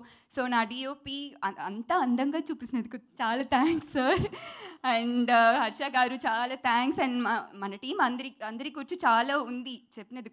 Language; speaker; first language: Telugu; non-native, learner; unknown